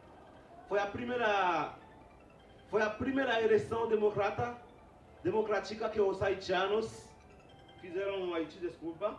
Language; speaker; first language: Portuguese; non-native, fluent; Haitian Creole